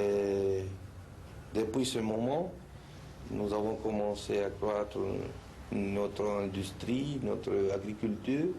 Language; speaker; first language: French; non-native, fluent; Spanish